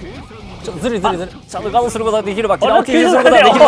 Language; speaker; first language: Japanese; native; Japanese